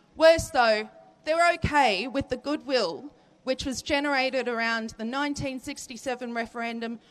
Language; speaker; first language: English; native; English